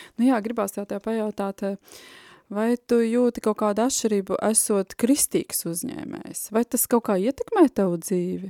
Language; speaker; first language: Latvian; native; Latvian